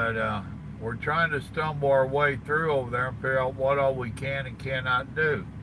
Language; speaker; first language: English; native; English